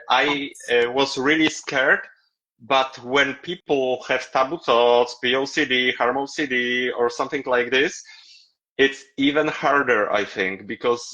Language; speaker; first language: English; non-native, learner; Polish